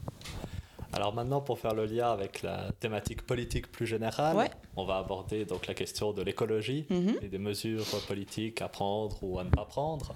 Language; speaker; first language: French; native; French